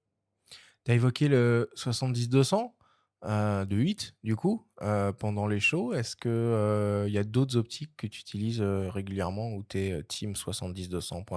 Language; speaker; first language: French; native; French